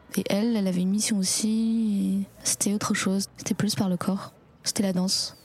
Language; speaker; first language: French; early bilingual, other home language; Chinese